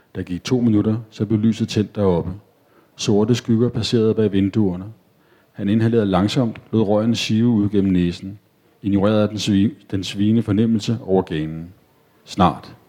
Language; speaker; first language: Danish; native; Danish